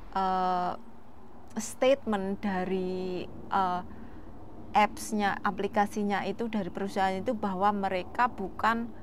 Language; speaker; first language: Indonesian; non-native, local second language; Javanese